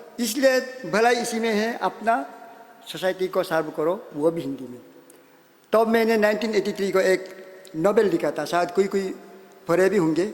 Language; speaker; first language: Hindi; non-native, local second language; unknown